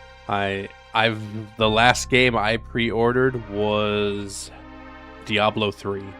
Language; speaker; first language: English; native; English